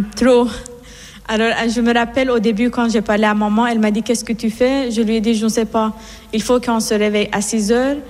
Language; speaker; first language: French; non-native, fluent; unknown